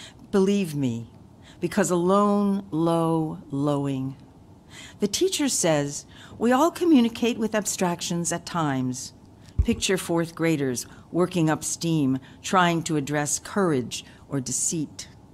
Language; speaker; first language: English; native; English